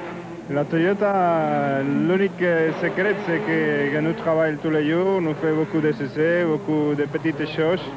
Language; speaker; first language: French; non-native, fluent; Spanish